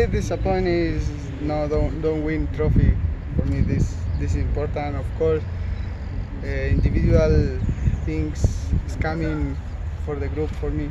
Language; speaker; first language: English; non-native, learner; Spanish